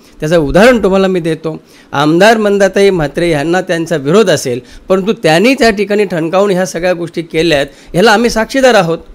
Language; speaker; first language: Marathi; native; Marathi